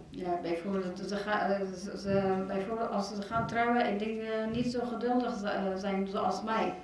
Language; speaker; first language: Dutch; non-native, learner; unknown